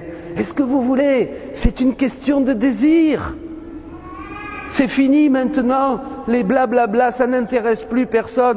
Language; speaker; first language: French; native; French